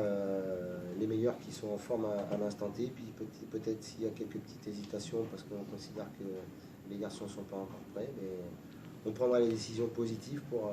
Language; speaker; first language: French; native; French